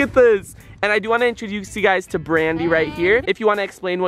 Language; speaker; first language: English; native; English